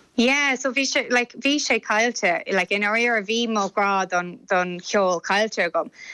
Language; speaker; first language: Irish; non-native, local second language; English